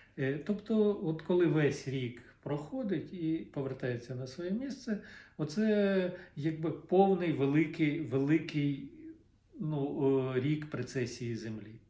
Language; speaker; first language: Ukrainian; non-native, local second language; Russian